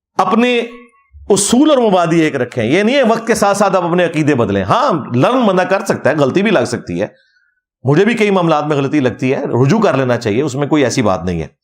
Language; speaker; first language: Urdu; non-native, local second language; Punjabi